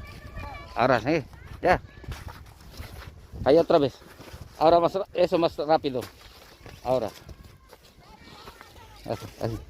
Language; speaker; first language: Spanish; non-native, learner; Filipino